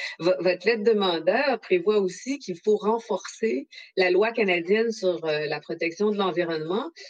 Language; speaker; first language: French; native; French